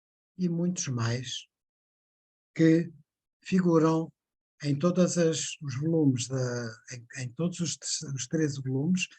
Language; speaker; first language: Portuguese; native; Portuguese